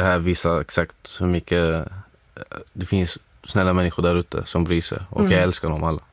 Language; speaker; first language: Swedish; non-native, fluent; Arabic